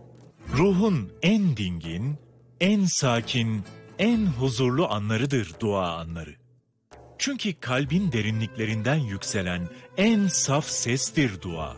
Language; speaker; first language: Turkish; native; Turkish